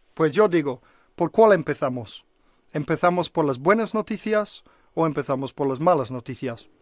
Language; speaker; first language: Spanish; non-native, fluent; English